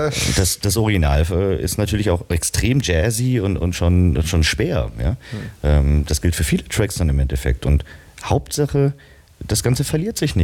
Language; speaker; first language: German; native; German